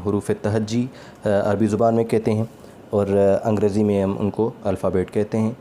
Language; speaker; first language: Urdu; non-native, local second language; Sindhi